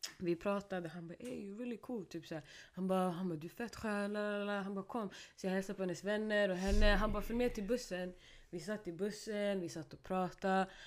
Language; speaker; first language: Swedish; early bilingual, other home language; Somali